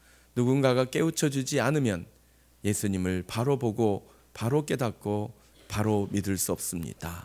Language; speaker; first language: Korean; native; Korean